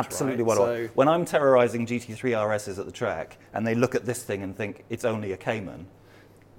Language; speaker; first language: English; native; English